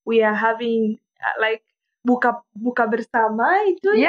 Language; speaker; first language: Indonesian; non-native, learner; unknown